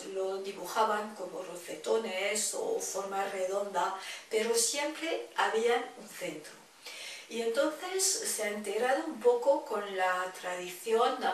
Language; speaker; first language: Spanish; non-native, fluent; French